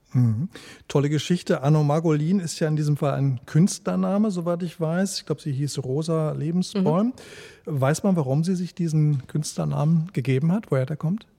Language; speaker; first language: German; native; German